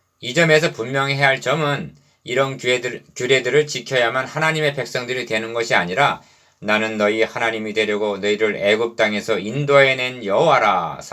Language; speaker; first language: Korean; native; Korean